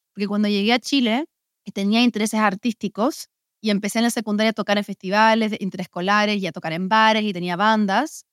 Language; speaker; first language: Spanish; early bilingual, heritage; Spanish